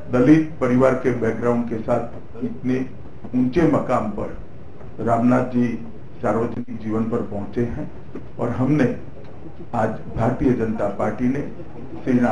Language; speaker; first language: Hindi; non-native, local second language; Gujarati